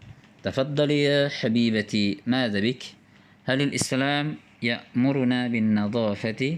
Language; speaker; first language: Arabic; non-native, fluent; Indonesian